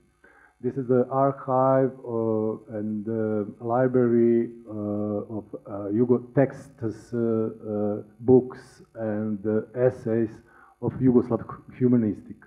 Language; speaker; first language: English; non-native, learner; Serbian